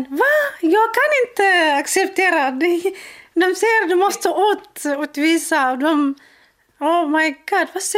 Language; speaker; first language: Swedish; non-native, learner; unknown